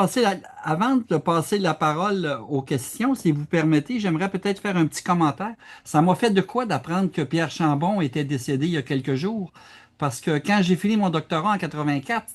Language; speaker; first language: French; native; French